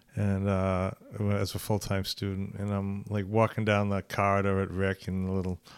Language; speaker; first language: English; native; English